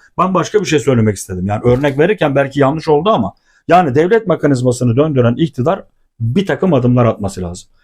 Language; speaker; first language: Turkish; native; Turkish